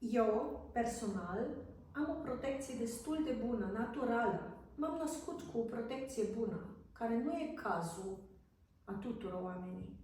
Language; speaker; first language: Romanian; non-native, fluent; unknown